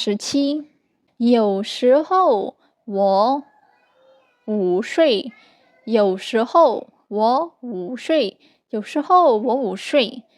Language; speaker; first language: Chinese; non-native, fluent; Burmese